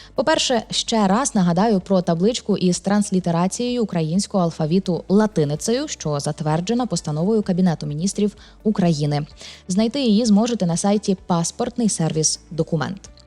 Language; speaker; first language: Ukrainian; non-native, local second language; Russian